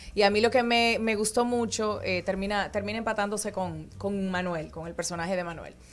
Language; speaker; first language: Spanish; native; Spanish